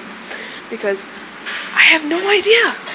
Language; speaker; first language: English; native; English